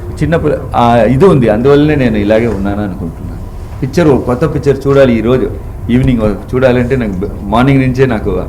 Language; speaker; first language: Telugu; non-native, learner; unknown